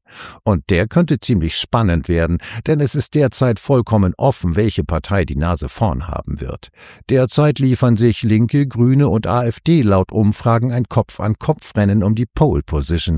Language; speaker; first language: German; native; German